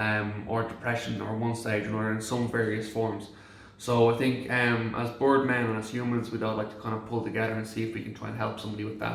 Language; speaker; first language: English; native; English